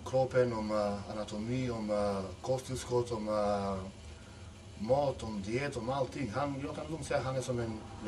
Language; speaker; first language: Swedish; non-native, fluent; Macedonian